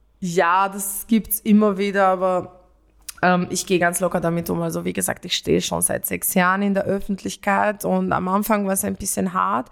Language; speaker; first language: German; early bilingual, other home language; Romanian